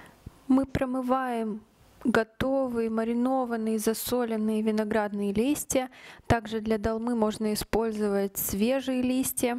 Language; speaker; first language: Russian; native; Russian